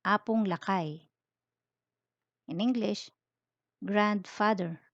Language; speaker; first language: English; non-native, local second language; Filipino